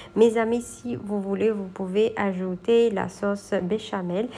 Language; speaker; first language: French; non-native, local second language; Arabic